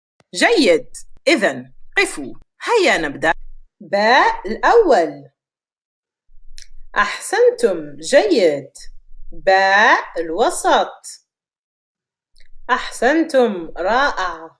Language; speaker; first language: Arabic; non-native, fluent; French